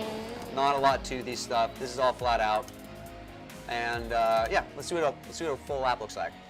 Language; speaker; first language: English; native; English